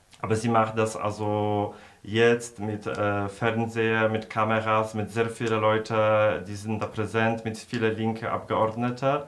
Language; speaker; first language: German; non-native, fluent; Polish